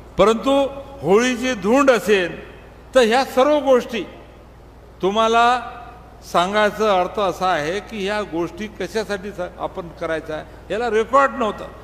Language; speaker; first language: Marathi; non-native, local second language; Lambadi